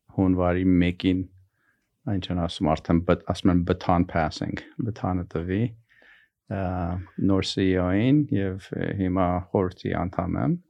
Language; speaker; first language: Armenian; early bilingual, heritage; Armenian